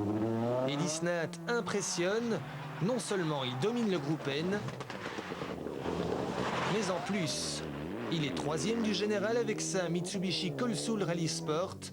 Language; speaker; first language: French; native; French